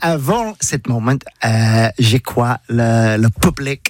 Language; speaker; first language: French; non-native, learner; English